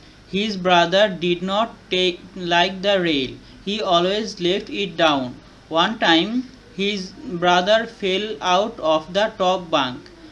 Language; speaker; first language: English; non-native, learner; Bangla